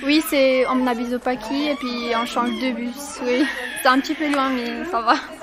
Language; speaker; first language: French; early bilingual, other home language; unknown